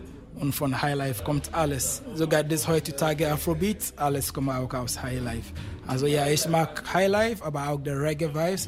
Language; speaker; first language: German; non-native, fluent; Akan